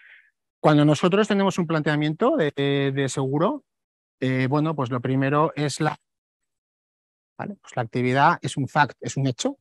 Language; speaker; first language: Spanish; native; Spanish